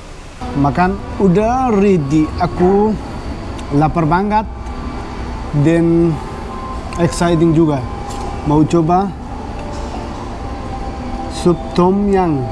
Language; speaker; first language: Indonesian; non-native, fluent; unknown